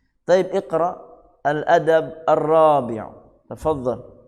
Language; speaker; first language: Arabic; non-native, fluent; Indonesian